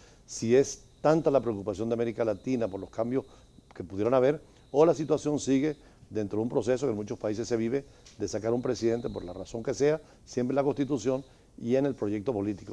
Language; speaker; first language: Spanish; native; Spanish